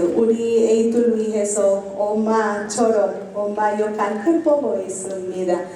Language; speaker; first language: Korean; non-native, learner; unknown